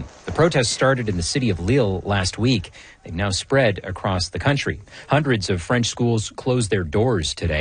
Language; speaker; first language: English; native; English